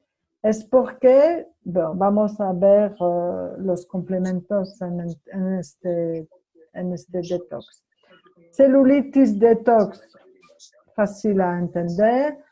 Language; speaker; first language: Spanish; non-native, fluent; French